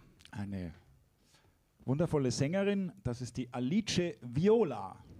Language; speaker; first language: German; native; German